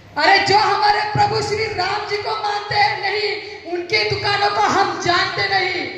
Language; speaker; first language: Hindi; non-native, local second language; Marathi